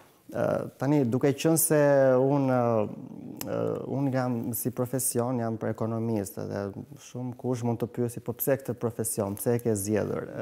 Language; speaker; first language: Albanian; native; Albanian